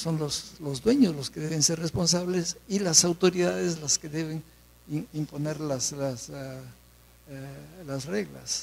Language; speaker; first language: Spanish; native; Spanish